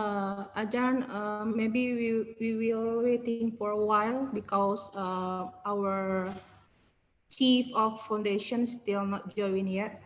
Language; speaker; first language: English; non-native, learner; Indonesian